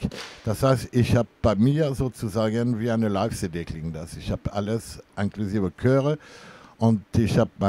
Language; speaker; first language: German; non-native, fluent; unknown